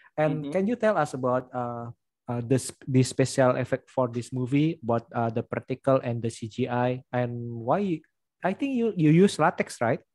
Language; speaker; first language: English; non-native, learner; Indonesian